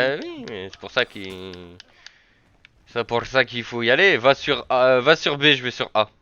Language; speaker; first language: French; native; French